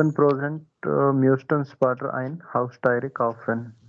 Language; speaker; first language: German; non-native, learner; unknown